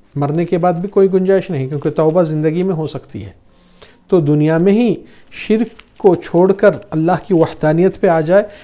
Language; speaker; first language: Urdu; non-native, fluent; Arabic